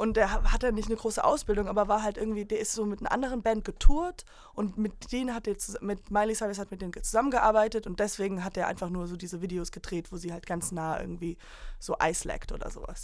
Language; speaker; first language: German; early bilingual, heritage; German